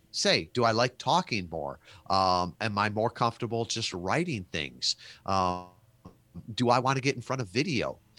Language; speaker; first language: English; native; English